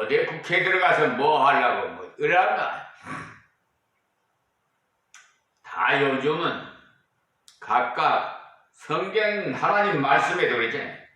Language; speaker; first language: Korean; native; Korean